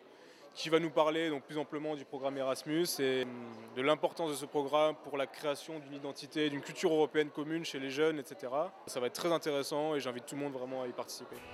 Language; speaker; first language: French; native; French